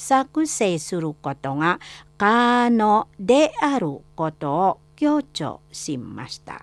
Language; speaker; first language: Japanese; non-native, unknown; Indonesian